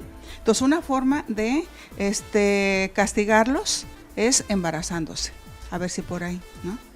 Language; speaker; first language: Spanish; native; Spanish